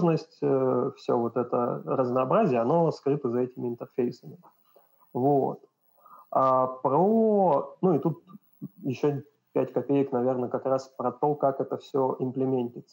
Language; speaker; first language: Russian; native; Russian